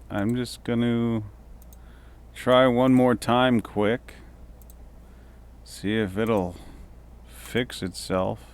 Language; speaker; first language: English; native; English